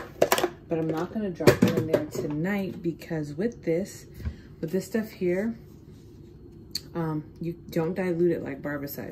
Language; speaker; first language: English; native; English